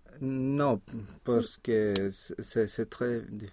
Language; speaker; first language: French; non-native, learner; Spanish